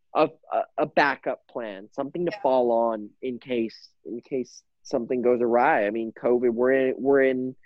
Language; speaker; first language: English; native; English